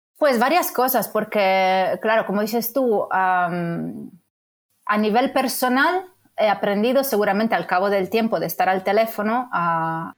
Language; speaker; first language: Spanish; non-native, fluent; Italian